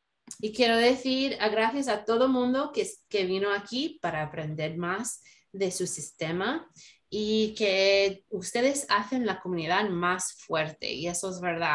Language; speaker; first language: Spanish; non-native, learner; English